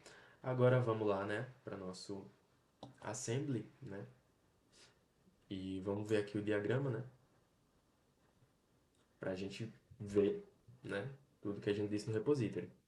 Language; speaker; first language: Portuguese; native; Portuguese